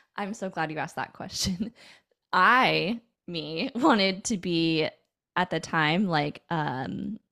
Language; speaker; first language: English; native; English